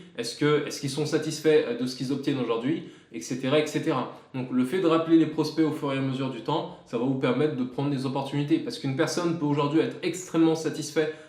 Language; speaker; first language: French; native; French